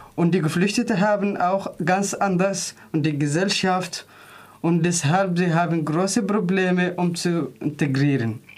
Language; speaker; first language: German; non-native, fluent; Arabic